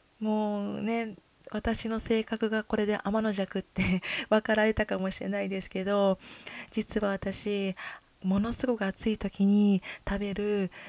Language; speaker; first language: Japanese; native; Japanese